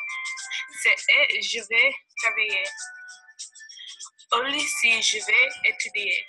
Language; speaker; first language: French; non-native, learner; English